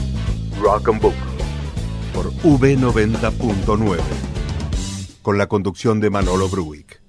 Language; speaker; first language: Spanish; native; Spanish